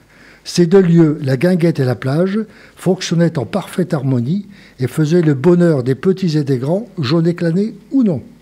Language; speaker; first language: French; native; French